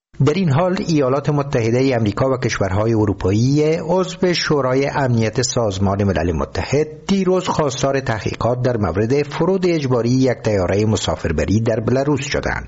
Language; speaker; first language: Persian; native; Persian